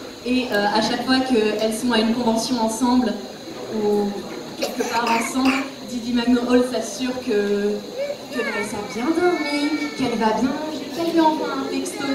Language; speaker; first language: French; native; French